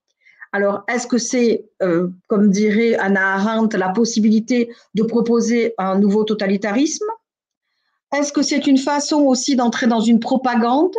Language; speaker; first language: French; native; French